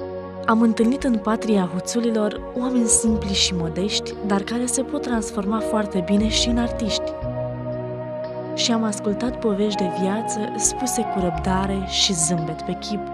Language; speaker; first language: Romanian; native; Romanian